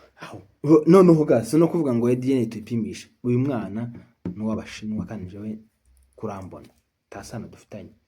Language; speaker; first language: Kinyarwanda; native; Kinyarwanda